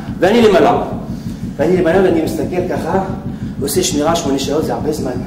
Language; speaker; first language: Hebrew; non-native, fluent; French